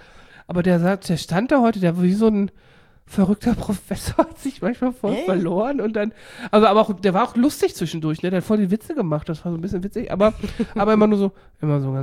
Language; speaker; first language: German; native; German